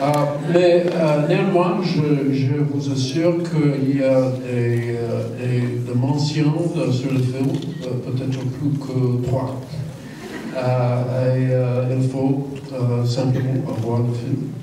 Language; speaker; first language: French; non-native, fluent; English